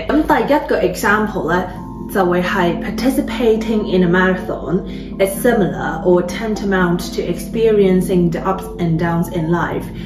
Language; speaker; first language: English; non-native, local second language; Cantonese